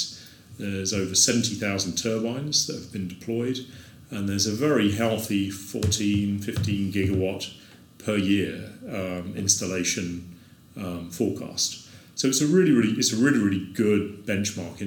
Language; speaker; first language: English; native; English